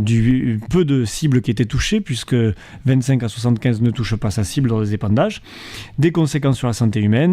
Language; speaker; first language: French; native; French